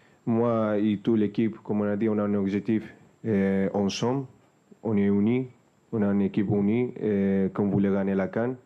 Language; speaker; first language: French; non-native, fluent; Spanish